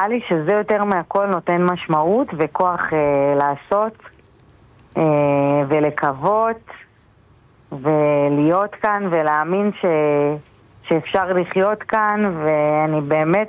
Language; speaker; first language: Hebrew; native; Hebrew